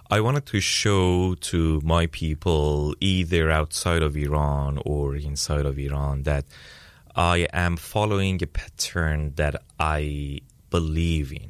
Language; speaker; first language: English; non-native, fluent; Persian